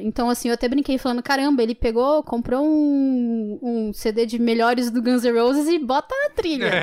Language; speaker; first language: Portuguese; native; Portuguese